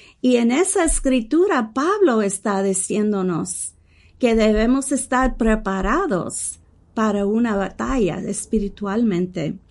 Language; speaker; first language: Spanish; early bilingual, heritage; English